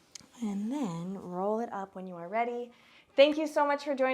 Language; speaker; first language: English; native; English